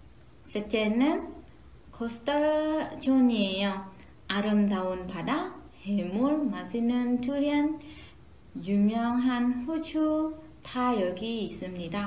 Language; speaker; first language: Korean; non-native, fluent; Khmer